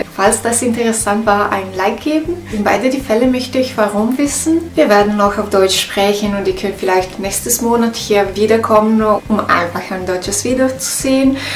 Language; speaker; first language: German; non-native, learner; Italian